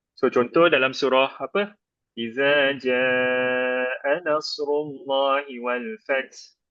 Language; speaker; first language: Malay; native; Malay